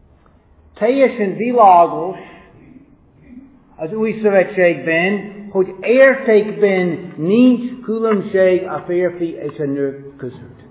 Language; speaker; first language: Hungarian; non-native, fluent; English